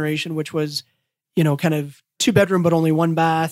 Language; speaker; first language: English; native; English